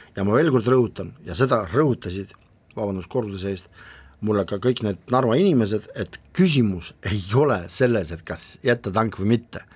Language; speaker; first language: Estonian; non-native, local second language; Russian